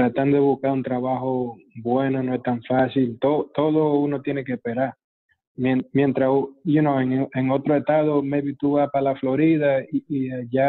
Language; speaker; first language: Spanish; early bilingual, other home language; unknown